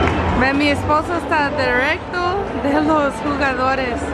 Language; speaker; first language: Spanish; early bilingual, heritage; English